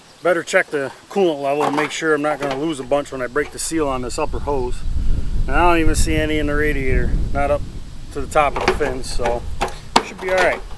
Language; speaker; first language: English; native; English